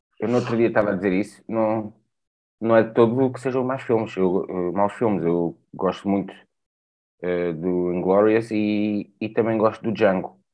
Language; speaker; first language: Portuguese; native; Portuguese